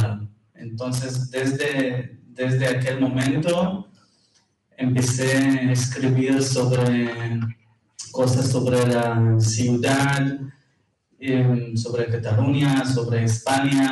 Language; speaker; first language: Spanish; non-native, fluent; Hebrew